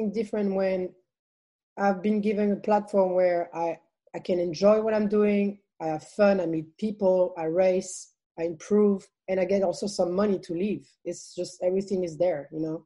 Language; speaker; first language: English; non-native, fluent; French